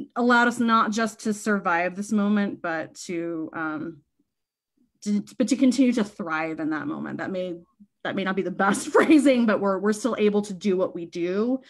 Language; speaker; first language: English; native; English